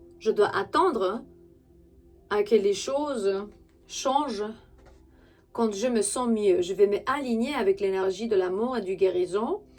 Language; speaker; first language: French; non-native, fluent; Romanian